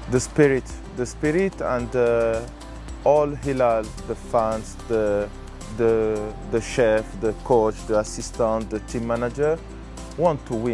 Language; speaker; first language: English; non-native, learner; French